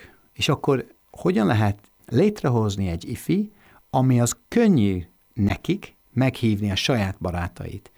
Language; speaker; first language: Hungarian; non-native, fluent; English